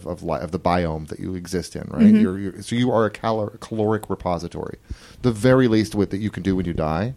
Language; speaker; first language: English; native; English